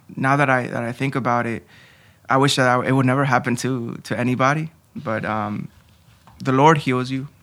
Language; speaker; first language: English; early bilingual, other home language; Spanish